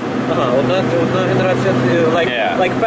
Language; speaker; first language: English; non-native, learner; Ukrainian